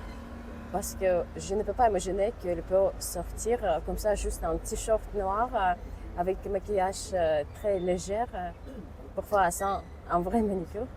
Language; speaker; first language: French; non-native, learner; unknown